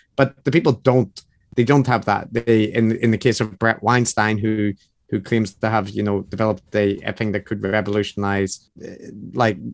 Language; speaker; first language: English; native; English